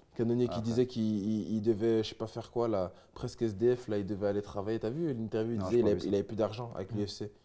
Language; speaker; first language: French; native; French